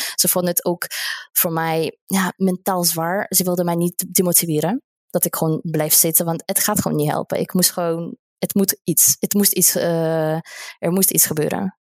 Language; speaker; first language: Dutch; non-native, fluent; Russian